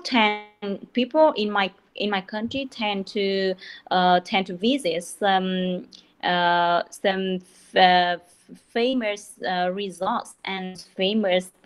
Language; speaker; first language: English; non-native, learner; Vietnamese